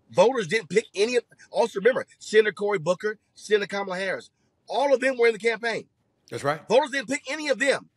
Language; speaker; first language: English; native; English